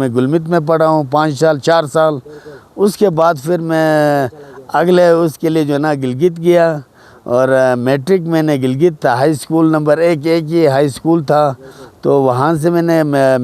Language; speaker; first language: Urdu; non-native, local second language; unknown